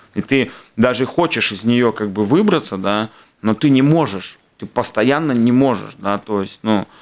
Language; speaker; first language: Russian; native; Russian